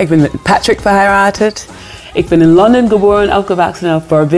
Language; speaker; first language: German; non-native, fluent; English